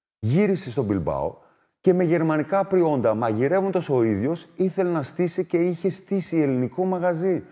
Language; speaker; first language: Greek; early bilingual, other home language; German